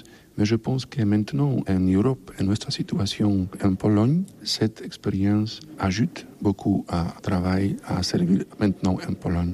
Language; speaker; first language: French; non-native, learner; Polish